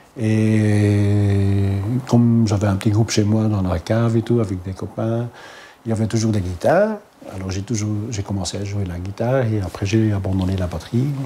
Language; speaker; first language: French; non-native, local second language; Dutch